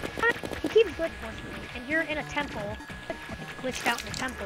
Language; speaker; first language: English; native; English